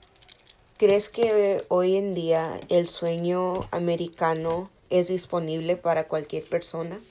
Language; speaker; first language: Spanish; early bilingual, heritage; Spanish